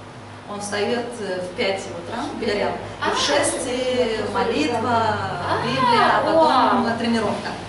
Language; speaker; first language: Polish; non-native, learner; Russian